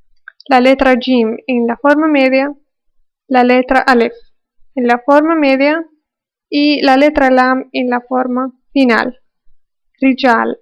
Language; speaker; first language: Spanish; non-native, fluent; Arabic